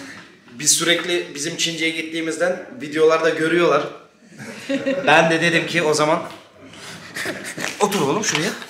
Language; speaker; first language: Turkish; native; Turkish